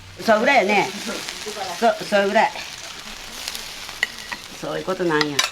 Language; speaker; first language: Japanese; native; Japanese